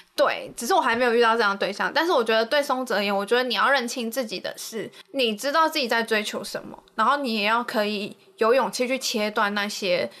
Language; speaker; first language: Chinese; native; Chinese